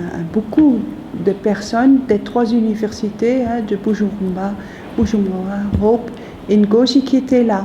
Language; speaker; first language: French; non-native, fluent; Dutch